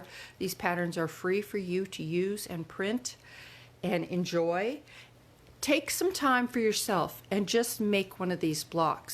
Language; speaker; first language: English; native; English